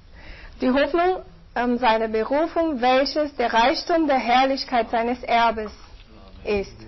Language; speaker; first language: German; non-native, fluent; Portuguese